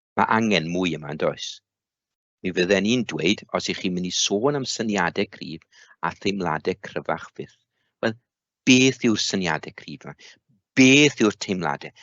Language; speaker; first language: Welsh; native; Welsh